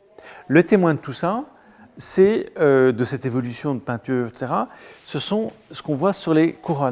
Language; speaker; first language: French; native; French